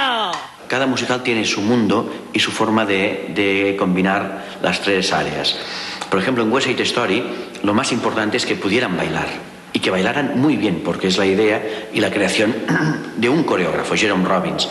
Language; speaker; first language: Spanish; native; Spanish